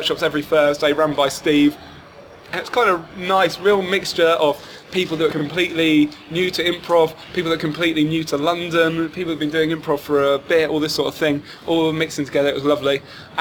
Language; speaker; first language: English; native; English